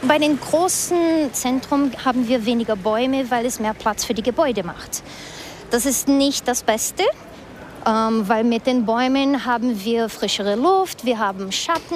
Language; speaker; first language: German; early bilingual, other home language; Portuguese